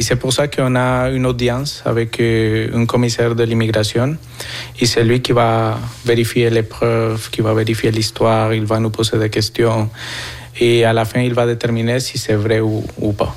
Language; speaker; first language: French; non-native, fluent; Spanish